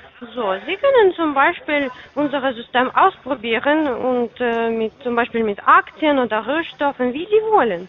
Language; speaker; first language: German; non-native, fluent; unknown